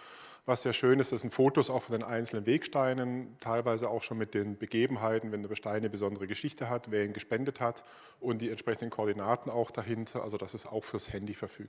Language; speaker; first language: German; native; German